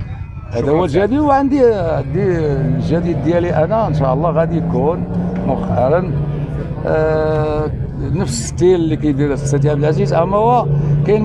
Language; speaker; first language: Arabic; native; Arabic